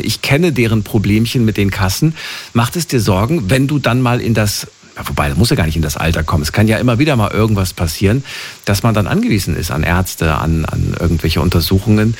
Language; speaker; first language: German; native; German